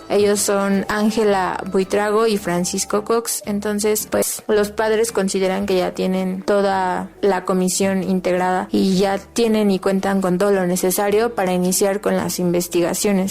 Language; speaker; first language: Spanish; native; Spanish